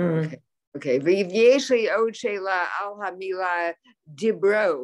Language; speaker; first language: Hebrew; non-native, learner; English